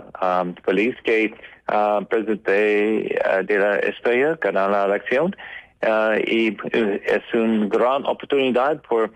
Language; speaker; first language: Spanish; non-native, learner; English